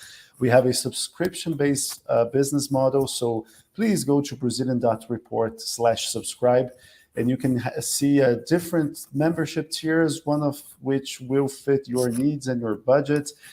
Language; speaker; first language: English; non-native, fluent; Portuguese